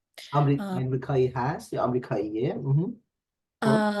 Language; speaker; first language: Persian; native; Persian